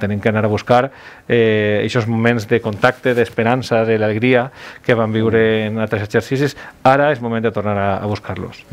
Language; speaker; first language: Catalan; native; Catalan